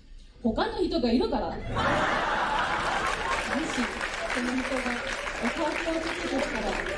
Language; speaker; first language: Japanese; non-native, fluent; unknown